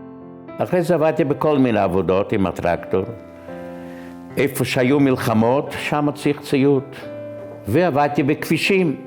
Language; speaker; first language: Hebrew; non-native, fluent; Yiddish